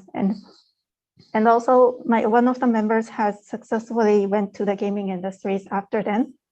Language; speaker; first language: English; non-native, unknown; Japanese